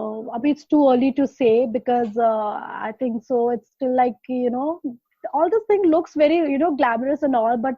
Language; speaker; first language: English; non-native, local second language; Hindi